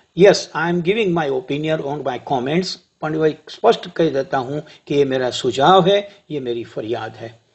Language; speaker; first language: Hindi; non-native, local second language; Gujarati